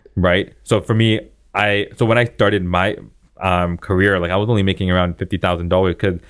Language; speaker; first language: English; native; English